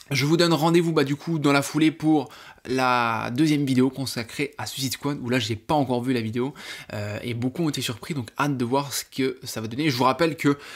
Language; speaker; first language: French; native; French